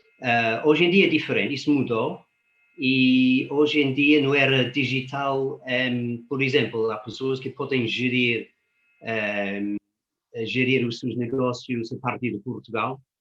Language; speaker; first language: Portuguese; non-native, fluent; English